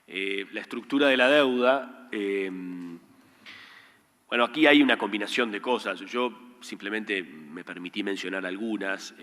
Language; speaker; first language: Spanish; native; Spanish